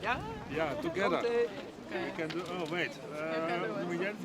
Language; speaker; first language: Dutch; native; Dutch